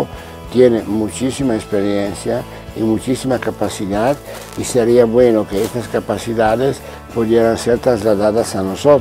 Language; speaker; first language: Spanish; non-native, fluent; Italian